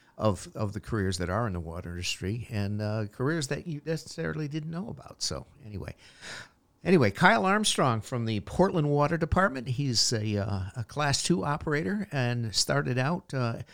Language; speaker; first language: English; native; English